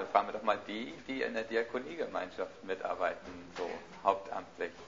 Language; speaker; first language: German; native; German